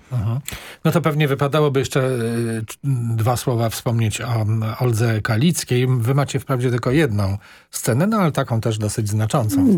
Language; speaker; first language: Polish; native; Polish